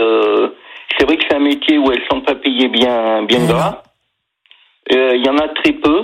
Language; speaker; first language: French; native; French